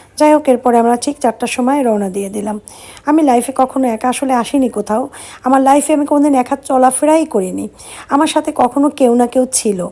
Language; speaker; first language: Bangla; early bilingual, heritage; Bangla